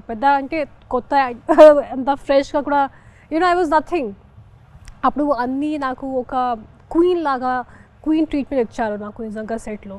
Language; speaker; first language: Telugu; non-native, fluent; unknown